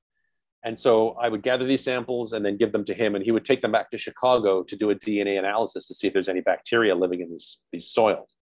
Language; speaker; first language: English; native; English